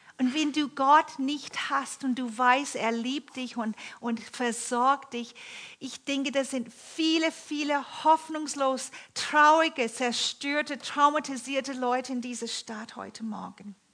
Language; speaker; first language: German; non-native, fluent; English